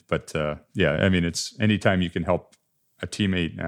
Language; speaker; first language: English; native; English